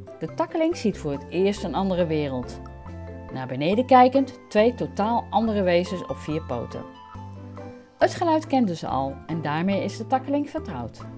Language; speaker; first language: Dutch; native; Dutch